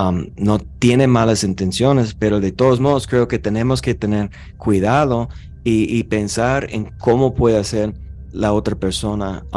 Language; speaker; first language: Spanish; non-native, fluent; English